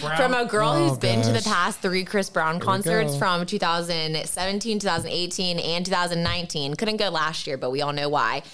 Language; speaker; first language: English; native; English